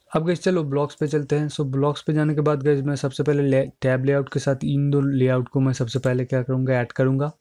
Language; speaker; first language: Hindi; native; Hindi